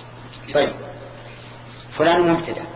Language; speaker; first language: Arabic; native; Arabic